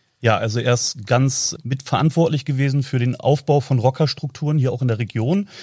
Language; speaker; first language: German; native; German